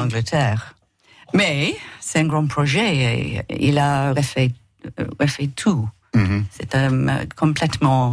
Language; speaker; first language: French; non-native, learner; English